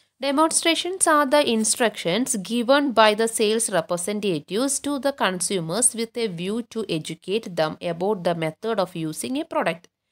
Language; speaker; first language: English; non-native, local second language; Malayalam